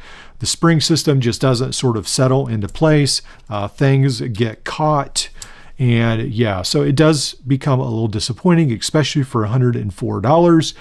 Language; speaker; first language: English; native; English